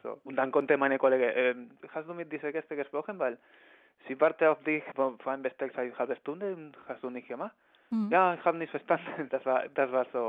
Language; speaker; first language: German; non-native, learner; Spanish